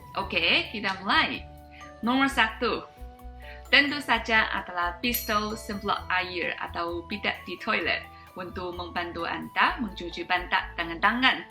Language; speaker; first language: Indonesian; non-native, fluent; Chinese